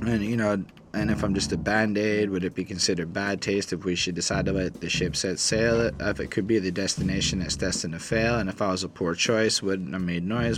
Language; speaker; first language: English; native; English